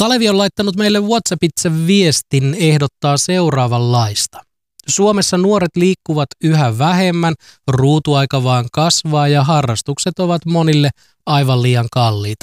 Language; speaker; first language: Finnish; native; Finnish